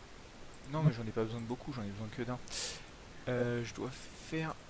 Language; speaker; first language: French; native; French